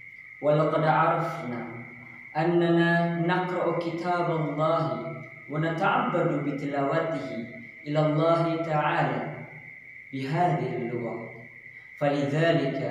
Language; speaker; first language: Arabic; non-native, learner; Indonesian